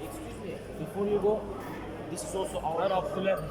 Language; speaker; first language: English; non-native, learner; Turkish